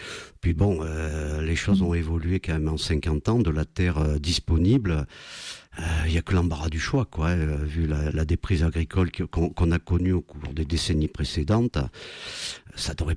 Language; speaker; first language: French; native; French